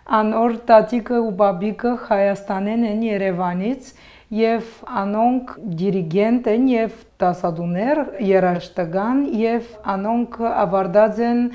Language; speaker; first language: Armenian; early bilingual, heritage; Armenian